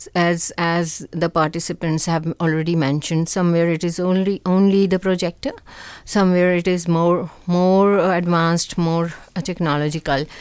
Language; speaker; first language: English; non-native, local second language; Urdu